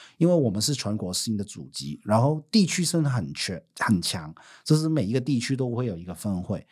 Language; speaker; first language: Chinese; non-native, fluent; Cantonese